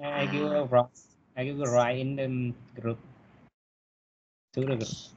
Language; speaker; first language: English; non-native, learner; Vietnamese